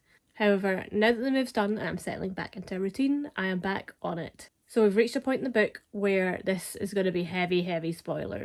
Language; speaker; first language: English; native; English